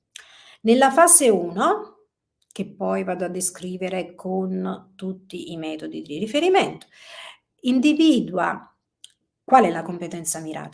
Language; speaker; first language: Italian; native; Italian